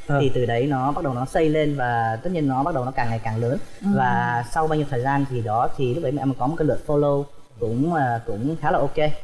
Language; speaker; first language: Vietnamese; early bilingual, heritage; Vietnamese